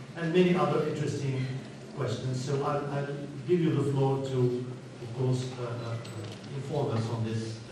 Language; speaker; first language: English; non-native, fluent; Arabic